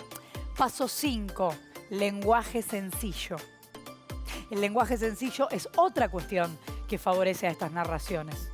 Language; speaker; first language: Spanish; native; Spanish